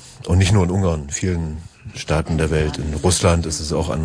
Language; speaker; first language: German; native; German